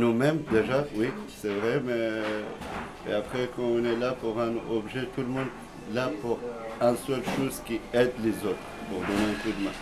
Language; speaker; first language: French; non-native, learner; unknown